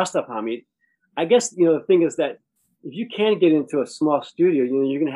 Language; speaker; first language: English; native; English